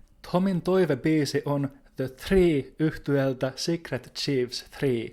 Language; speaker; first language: Finnish; native; Finnish